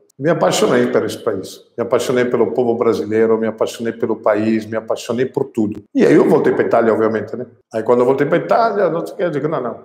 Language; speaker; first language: Portuguese; non-native, fluent; Italian